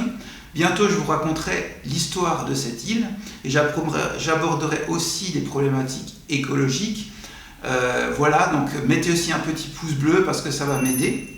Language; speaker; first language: French; native; French